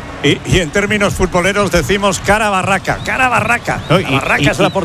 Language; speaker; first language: Spanish; native; Spanish